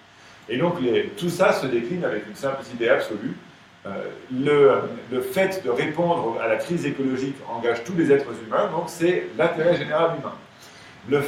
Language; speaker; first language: French; native; French